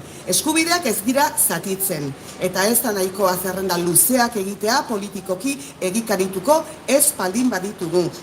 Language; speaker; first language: Basque; native; Basque